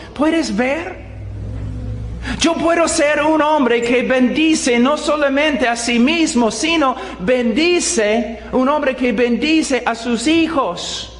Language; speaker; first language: Spanish; non-native, fluent; English